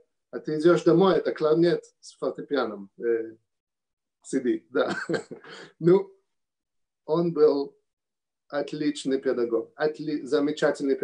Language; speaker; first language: Russian; early bilingual, heritage; Russian